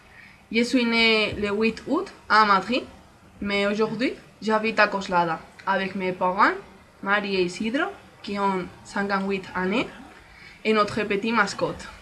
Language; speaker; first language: French; non-native, learner; Spanish